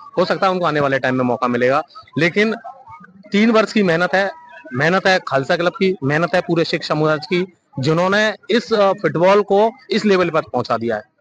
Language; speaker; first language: Hindi; native; Hindi